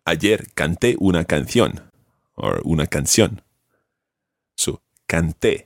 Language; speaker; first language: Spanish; non-native, fluent; English